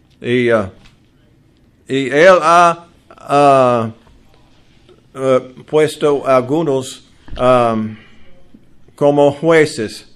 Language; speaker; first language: Spanish; non-native, learner; English